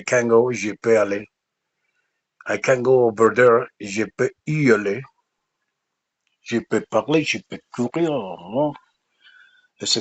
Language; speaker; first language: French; non-native, fluent; Spanish